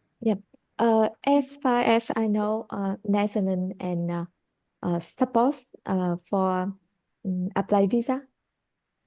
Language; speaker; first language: English; non-native, learner; Vietnamese